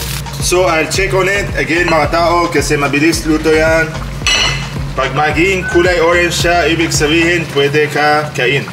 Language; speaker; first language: Filipino; non-native, learner; Arabic